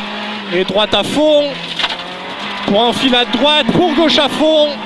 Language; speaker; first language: French; native; French